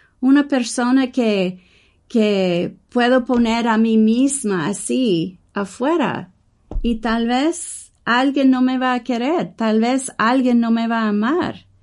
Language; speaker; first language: Spanish; non-native, learner; English